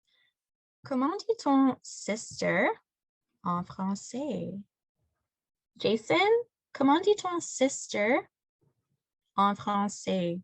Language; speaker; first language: French; non-native, fluent; English